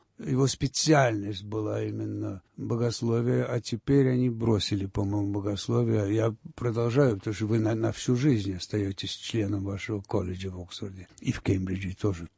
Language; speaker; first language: Russian; early bilingual, heritage; Russian